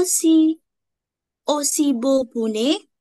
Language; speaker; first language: Korean; non-native, learner; Indonesian